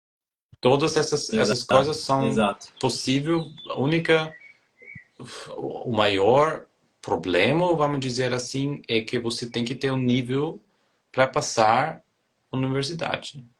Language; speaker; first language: Portuguese; non-native, fluent; German